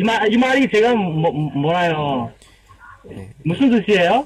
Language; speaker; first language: Korean; non-native, learner; Chinese